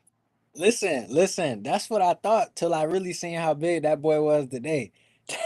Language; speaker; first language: English; native; English